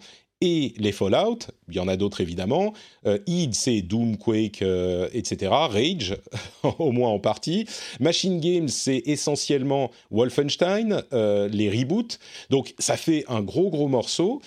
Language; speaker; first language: French; native; French